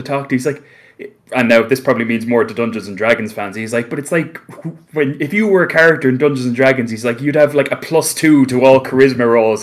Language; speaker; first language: English; native; English